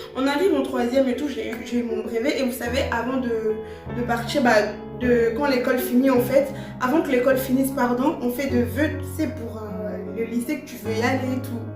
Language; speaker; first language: French; early bilingual, other home language; Lingala